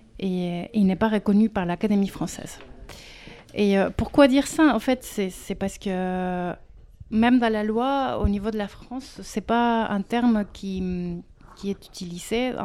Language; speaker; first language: French; non-native, fluent; Spanish